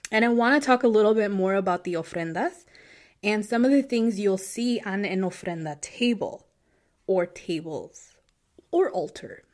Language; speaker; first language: English; native; English